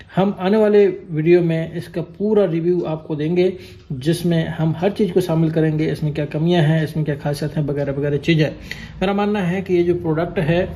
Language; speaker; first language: Hindi; native; Hindi